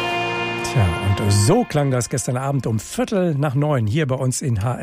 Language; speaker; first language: German; native; German